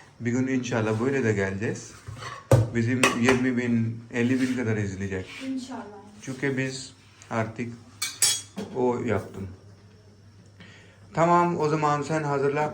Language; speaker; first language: Turkish; non-native, learner; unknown